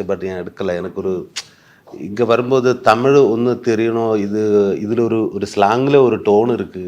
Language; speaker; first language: Tamil; non-native, learner; Malayalam